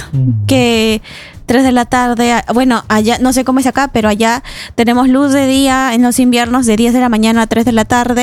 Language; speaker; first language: Spanish; native; Spanish